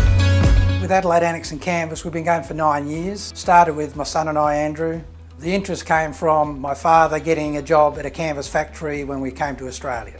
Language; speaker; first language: English; early bilingual, other home language; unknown